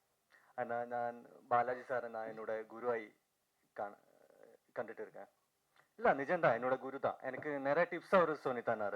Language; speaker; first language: Tamil; non-native, fluent; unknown